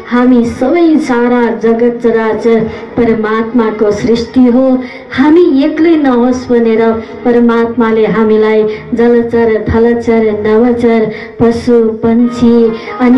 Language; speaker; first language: Nepali; native; Nepali